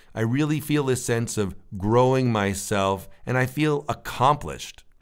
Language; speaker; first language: English; native; English